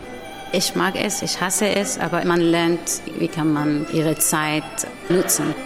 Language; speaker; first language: German; non-native, learner; Arabic